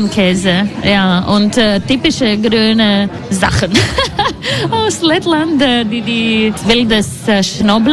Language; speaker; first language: German; non-native, learner; Latvian